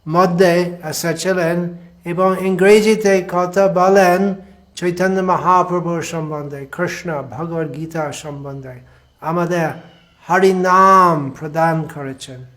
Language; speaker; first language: Bangla; non-native, fluent; English